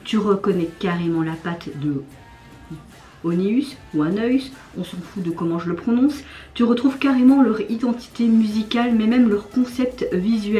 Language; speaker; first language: French; native; French